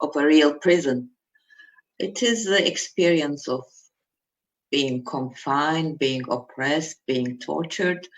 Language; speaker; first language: English; non-native, fluent; Turkish